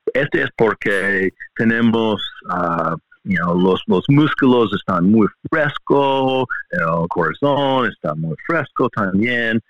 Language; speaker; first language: Spanish; non-native, learner; English